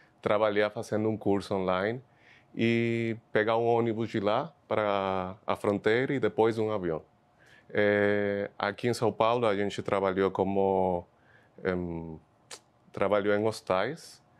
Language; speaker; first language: Portuguese; non-native, fluent; Spanish